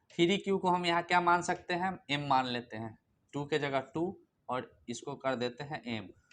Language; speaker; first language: Hindi; native; Hindi